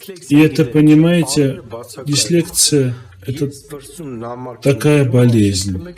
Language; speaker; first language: Russian; non-native, fluent; Armenian